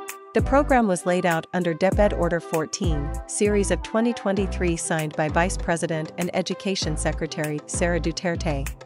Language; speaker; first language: English; non-native, local second language; Filipino